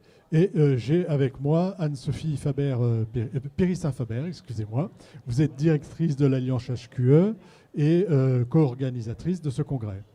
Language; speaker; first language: French; native; French